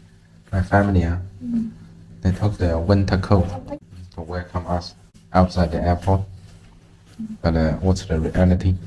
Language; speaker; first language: English; non-native, learner; Chinese